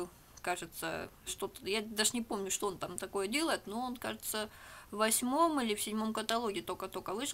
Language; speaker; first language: Russian; native; Russian